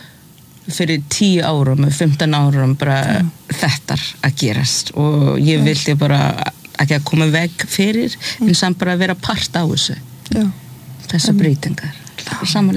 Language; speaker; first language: Icelandic; non-native, fluent; English